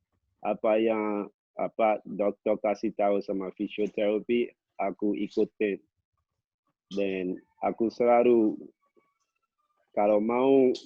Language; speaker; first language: Indonesian; non-native, local second language; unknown